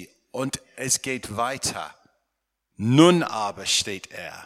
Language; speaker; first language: German; non-native, fluent; English